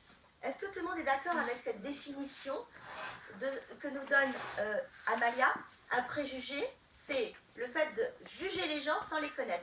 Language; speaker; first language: French; native; French